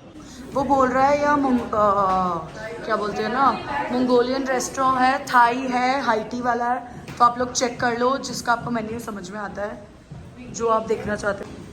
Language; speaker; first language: Hindi; native; Hindi